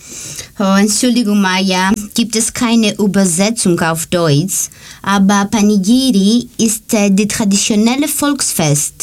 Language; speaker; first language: German; non-native, learner; Greek